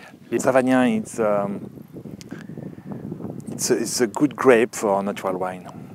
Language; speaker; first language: English; non-native, learner; French